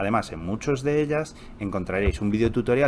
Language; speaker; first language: Spanish; native; Spanish